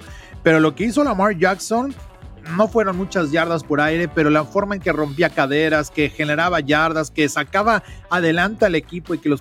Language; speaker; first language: Spanish; native; Spanish